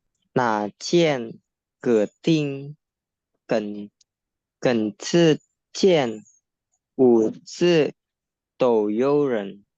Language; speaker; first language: Chinese; non-native, learner; Indonesian